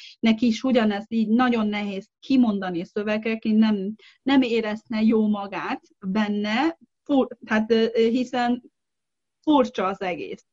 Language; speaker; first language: Hungarian; non-native, fluent; Chinese